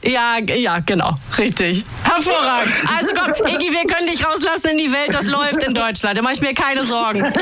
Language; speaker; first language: German; native; German